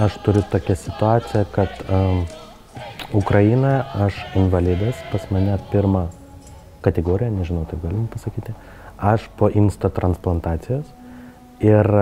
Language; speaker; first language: Lithuanian; non-native, learner; Ukrainian